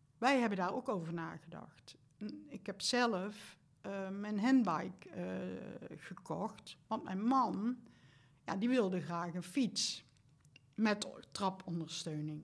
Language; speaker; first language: Dutch; native; Dutch